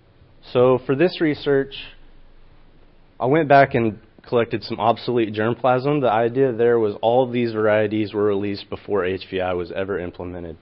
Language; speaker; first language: English; native; English